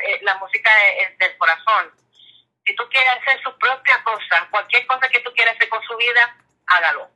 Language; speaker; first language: Spanish; early bilingual, heritage; English